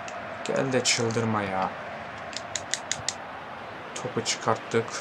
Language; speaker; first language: Turkish; native; Turkish